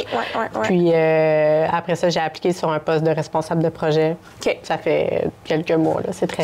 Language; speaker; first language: French; native; French